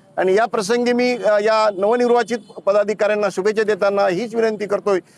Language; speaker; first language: Marathi; native; Marathi